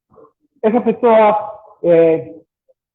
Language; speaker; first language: Portuguese; non-native, learner; English